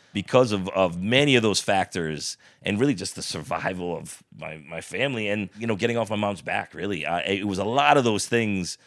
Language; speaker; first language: English; native; English